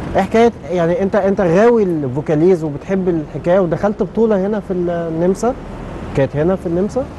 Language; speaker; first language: Arabic; native; Arabic